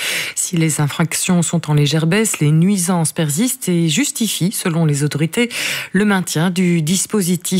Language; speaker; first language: French; native; French